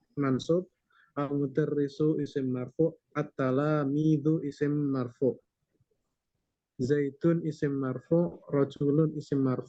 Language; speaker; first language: Arabic; non-native, learner; Indonesian